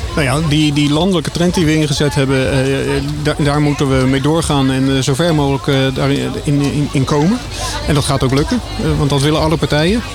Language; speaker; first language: Dutch; native; Dutch